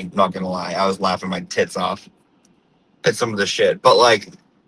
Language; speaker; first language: English; native; English